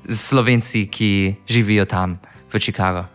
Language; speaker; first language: Slovenian; non-native, learner; English